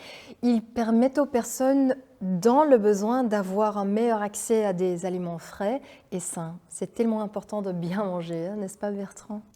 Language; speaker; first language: French; non-native, local second language; Dutch